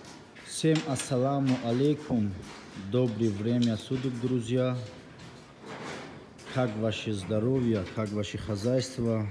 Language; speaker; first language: Russian; non-native, learner; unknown